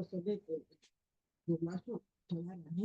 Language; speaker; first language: Spanish; non-native, fluent; English